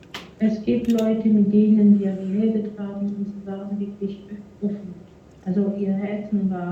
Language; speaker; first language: German; non-native, fluent; French